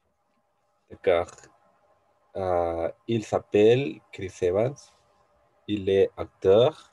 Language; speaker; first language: French; non-native, learner; Spanish